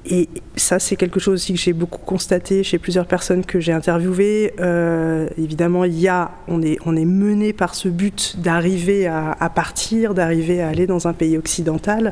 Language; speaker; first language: French; native; French